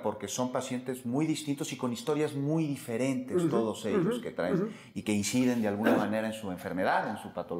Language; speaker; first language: Spanish; native; Spanish